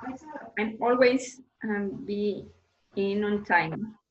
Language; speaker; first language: English; non-native, learner; Spanish